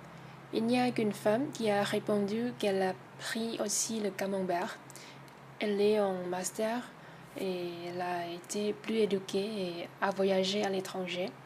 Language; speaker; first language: French; non-native, learner; Thai